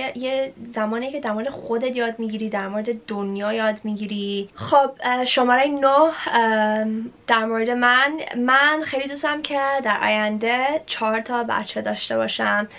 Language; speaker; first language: Persian; early bilingual, heritage; Persian